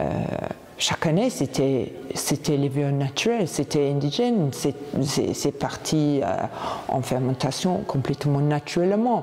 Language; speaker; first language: French; non-native, fluent; English